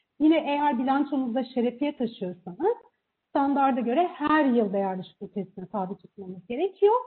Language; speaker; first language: Turkish; native; Turkish